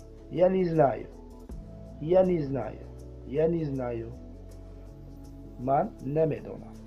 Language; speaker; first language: Russian; non-native, learner; Tajik